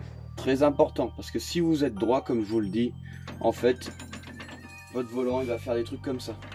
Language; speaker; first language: French; native; French